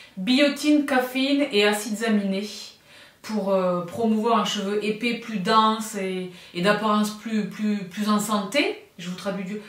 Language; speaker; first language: French; native; French